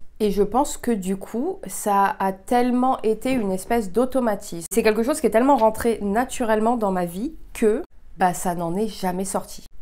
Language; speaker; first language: French; early bilingual, heritage; French